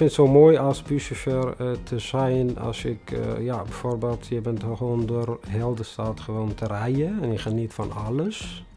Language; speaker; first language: Dutch; non-native, fluent; Tigrinya